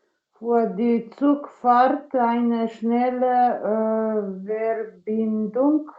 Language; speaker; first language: German; non-native, learner; Macedonian